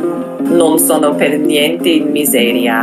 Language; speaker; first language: Italian; non-native, fluent; English